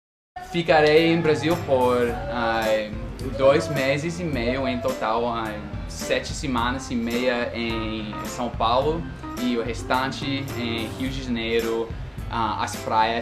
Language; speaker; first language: Portuguese; non-native, fluent; English